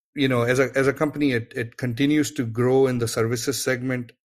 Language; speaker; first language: English; non-native, local second language; Gujarati